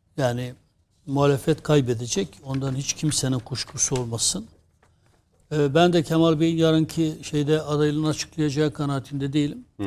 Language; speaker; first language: Turkish; non-native, local second language; Kurdish